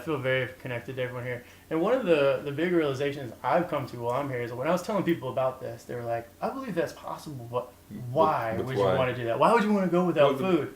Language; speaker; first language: English; native; English